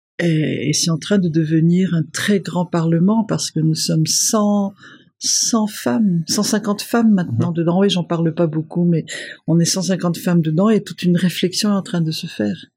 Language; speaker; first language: French; non-native, local second language; Malagasy